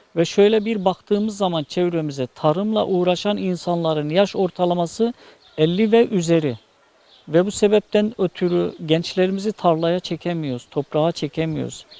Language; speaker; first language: Turkish; native; Turkish